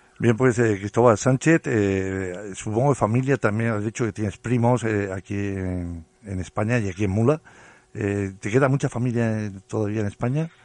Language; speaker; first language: Spanish; native; Spanish